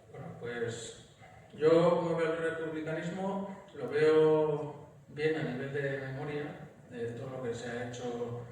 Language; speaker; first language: Spanish; native; Spanish